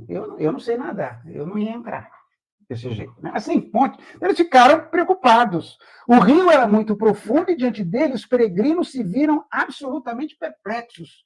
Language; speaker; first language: Portuguese; native; Portuguese